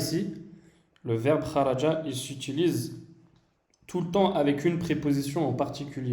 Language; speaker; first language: French; native; French